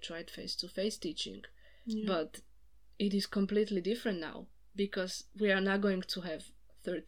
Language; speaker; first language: English; non-native, fluent; Slovak